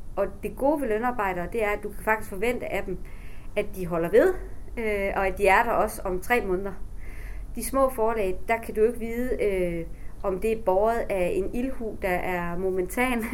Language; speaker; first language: Danish; native; Danish